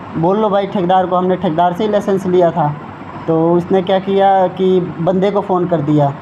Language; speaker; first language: Hindi; native; Hindi